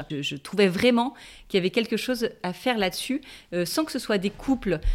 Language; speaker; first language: French; native; French